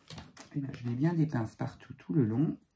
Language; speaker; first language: French; native; French